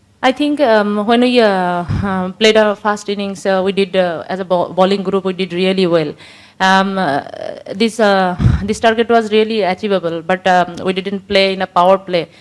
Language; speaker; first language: English; non-native, learner; Bangla